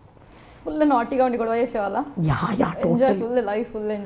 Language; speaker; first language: Telugu; native; Telugu